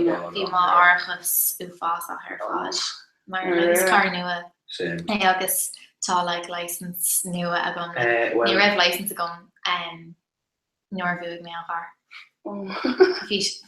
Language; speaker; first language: Irish; non-native, local second language; English